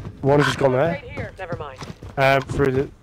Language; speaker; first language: English; native; English